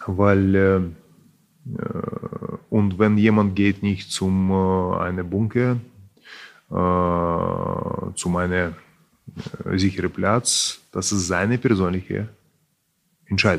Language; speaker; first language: German; non-native, fluent; Russian